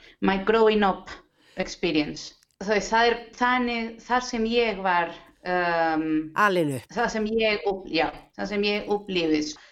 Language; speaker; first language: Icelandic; non-native, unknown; Spanish